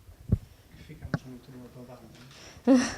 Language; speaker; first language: Portuguese; non-native, fluent; German